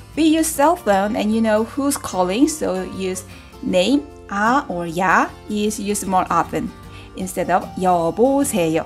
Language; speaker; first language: English; non-native, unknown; Korean